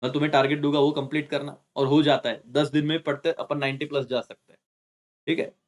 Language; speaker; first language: Hindi; non-native, local second language; Marathi